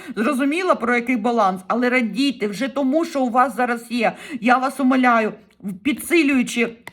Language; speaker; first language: Ukrainian; non-native, local second language; Russian